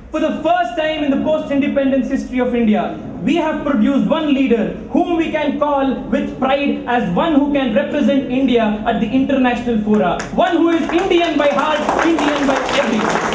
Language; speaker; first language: English; non-native, local second language; Kannada